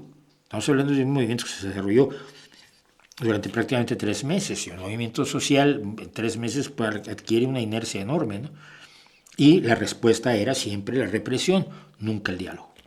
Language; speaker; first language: Spanish; native; Spanish